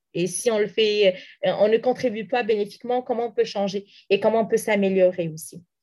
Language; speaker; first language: French; non-native, local second language; Arabic